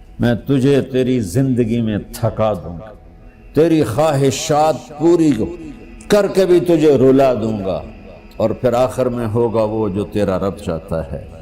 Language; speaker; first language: Urdu; non-native, local second language; Punjabi